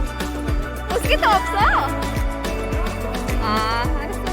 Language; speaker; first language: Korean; non-native, learner; Filipino